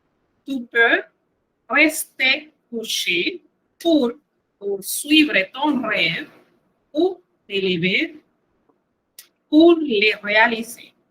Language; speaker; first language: French; non-native, fluent; Spanish